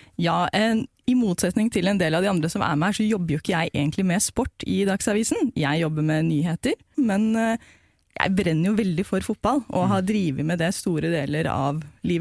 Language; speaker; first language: Norwegian; native; Norwegian